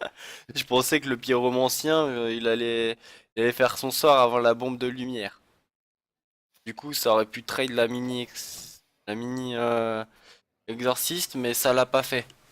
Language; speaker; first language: French; native; French